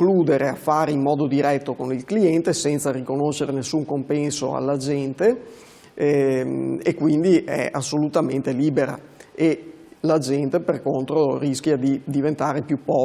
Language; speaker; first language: Italian; native; Italian